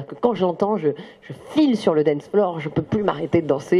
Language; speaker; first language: French; native; French